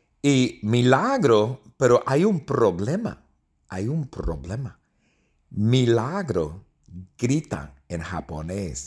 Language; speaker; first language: Spanish; non-native, fluent; English